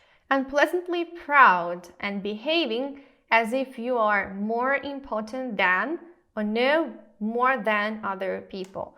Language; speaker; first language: English; non-native, fluent; Ukrainian